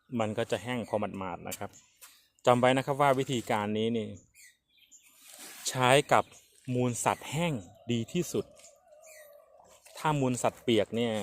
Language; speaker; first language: Thai; native; Thai